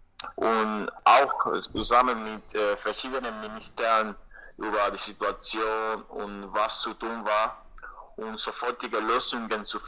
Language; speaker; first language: German; non-native, learner; Spanish